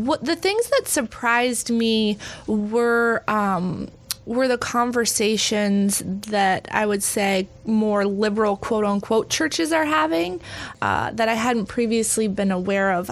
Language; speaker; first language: English; native; English